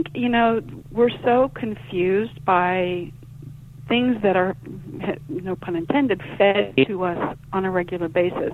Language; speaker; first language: English; native; English